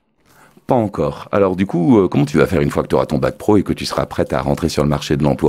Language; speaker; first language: French; native; French